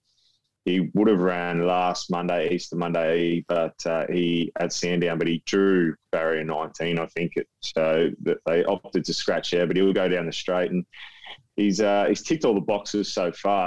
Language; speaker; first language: English; native; English